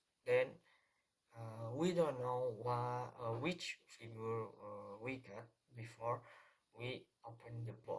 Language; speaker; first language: English; non-native, learner; Indonesian